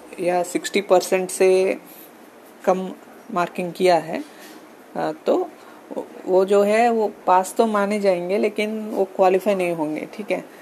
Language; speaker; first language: Hindi; non-native, local second language; Telugu